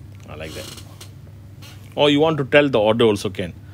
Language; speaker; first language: English; non-native, local second language; Malay